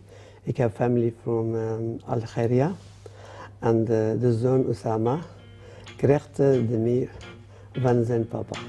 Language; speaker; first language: Dutch; non-native, learner; Arabic